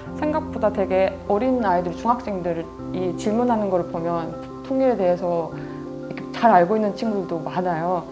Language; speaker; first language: Korean; native; Korean